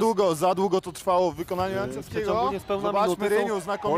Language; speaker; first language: Polish; native; Polish